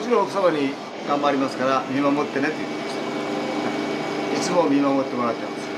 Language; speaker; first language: Japanese; native; Japanese